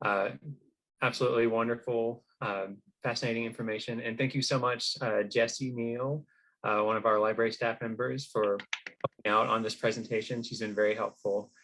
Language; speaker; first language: English; native; English